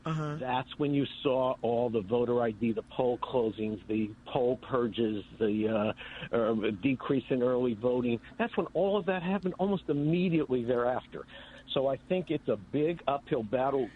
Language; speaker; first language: English; native; English